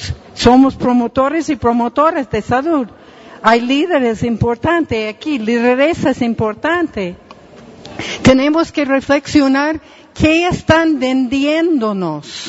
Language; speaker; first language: Spanish; non-native, fluent; English